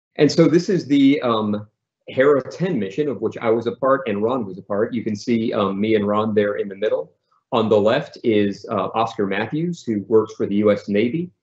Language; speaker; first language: English; native; English